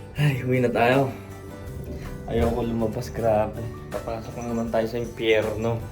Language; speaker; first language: Filipino; native; Filipino